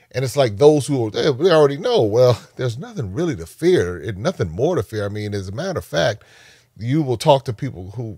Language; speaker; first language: English; native; English